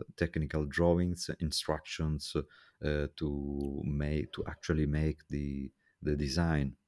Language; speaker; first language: English; non-native, fluent; Italian